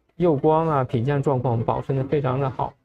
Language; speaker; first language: Chinese; native; Chinese